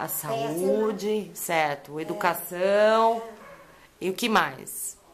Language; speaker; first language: Portuguese; native; Portuguese